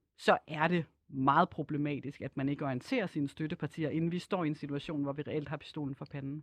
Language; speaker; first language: Danish; native; Danish